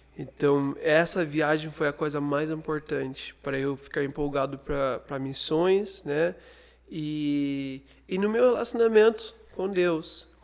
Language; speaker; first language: Portuguese; non-native, fluent; English